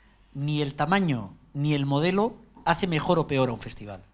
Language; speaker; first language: Spanish; native; Spanish